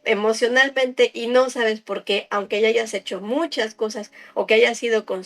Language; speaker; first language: Spanish; native; Spanish